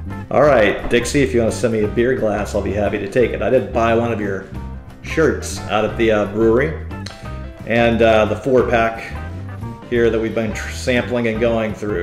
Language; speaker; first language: English; native; English